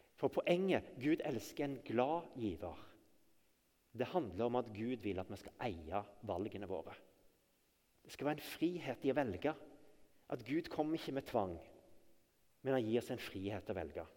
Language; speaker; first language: Norwegian; native; Norwegian